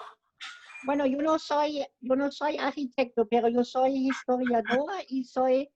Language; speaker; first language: Spanish; non-native, fluent; German